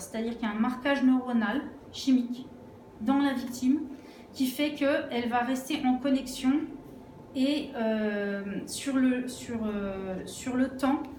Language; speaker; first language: French; native; French